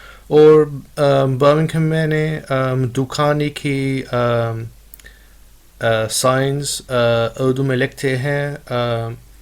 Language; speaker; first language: Hindi; non-native, learner; English